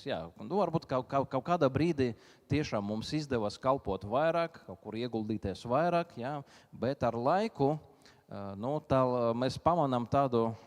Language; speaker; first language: Latvian; non-native, local second language; Russian